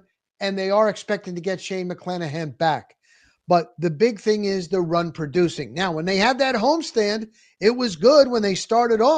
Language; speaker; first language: English; native; English